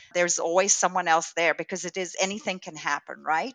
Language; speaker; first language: English; native; English